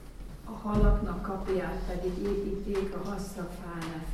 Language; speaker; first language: Hungarian; native; Hungarian